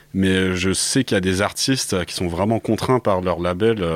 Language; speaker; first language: French; early bilingual, other home language; English